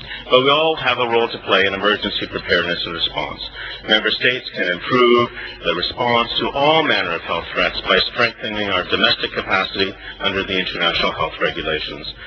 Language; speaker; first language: English; native; English